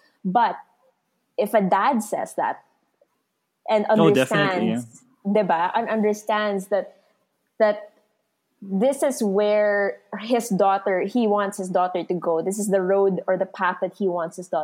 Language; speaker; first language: English; non-native, local second language; Filipino